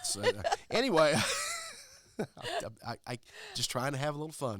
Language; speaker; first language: English; native; English